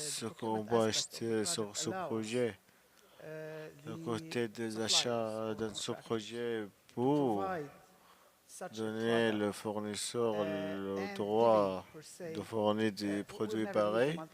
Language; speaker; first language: French; non-native, learner; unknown